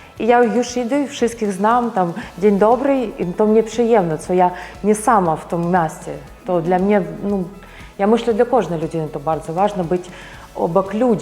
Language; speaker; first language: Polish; non-native, learner; Ukrainian